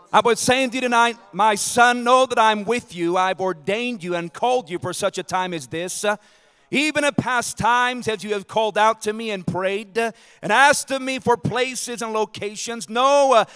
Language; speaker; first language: English; native; English